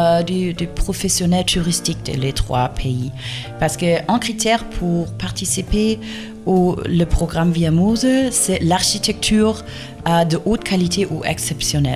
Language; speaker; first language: French; non-native, fluent; German